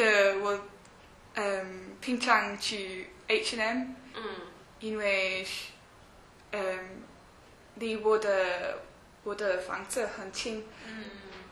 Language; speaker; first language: Chinese; non-native, learner; English